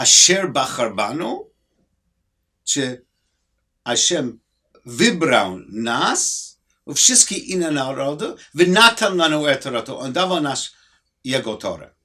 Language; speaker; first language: Polish; non-native, learner; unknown